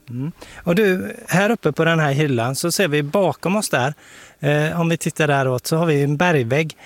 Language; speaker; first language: Swedish; native; Swedish